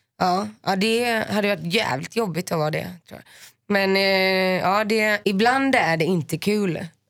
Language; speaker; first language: Swedish; native; Swedish